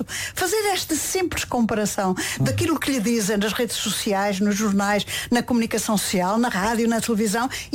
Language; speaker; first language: Portuguese; native; Portuguese